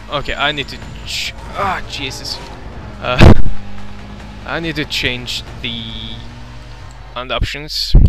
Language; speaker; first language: English; non-native, fluent; Norwegian